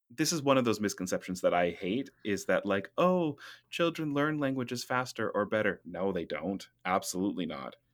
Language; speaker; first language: English; native; English